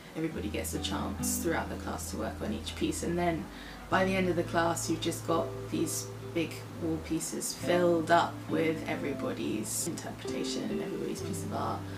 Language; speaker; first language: English; native; English